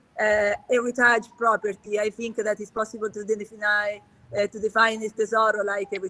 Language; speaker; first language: English; non-native, learner; Italian